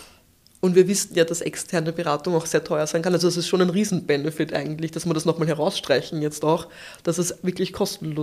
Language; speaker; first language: German; native; German